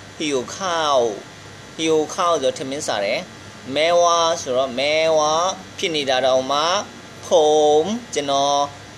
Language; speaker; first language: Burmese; native; Burmese